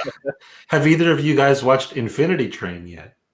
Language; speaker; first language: English; native; English